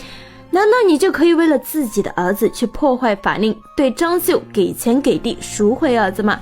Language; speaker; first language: Chinese; native; Chinese